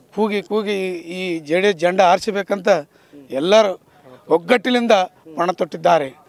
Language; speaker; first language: Kannada; native; Kannada